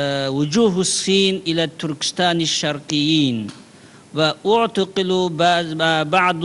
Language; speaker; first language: Arabic; non-native, learner; Uyghur